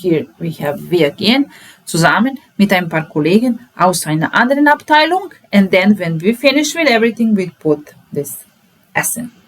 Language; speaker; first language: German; non-native, fluent; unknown